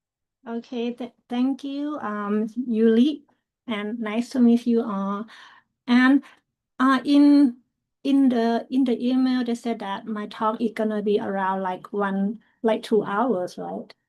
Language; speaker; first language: English; non-native, fluent; Thai